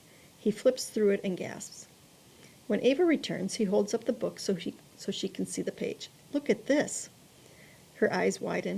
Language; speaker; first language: English; native; English